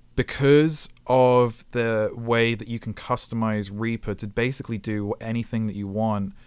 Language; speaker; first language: English; native; English